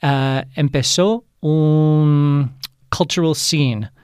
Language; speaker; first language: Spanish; non-native, fluent; English